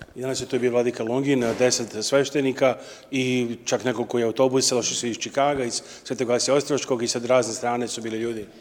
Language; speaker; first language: Serbian; early bilingual, heritage; Serbian